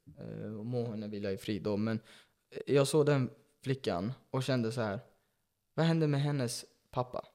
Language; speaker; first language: Swedish; early bilingual, other home language; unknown